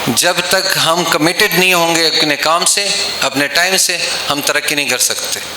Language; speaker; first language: Urdu; non-native, local second language; Pashto